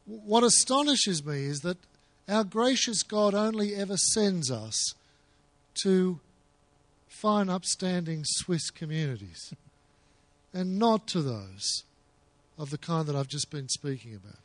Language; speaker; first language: English; native; English